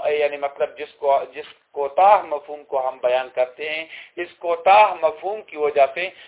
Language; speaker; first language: Urdu; non-native, local second language; Pashto